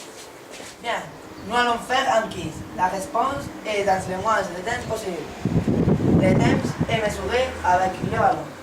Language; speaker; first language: French; non-native, learner; Spanish